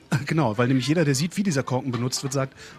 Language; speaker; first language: German; native; German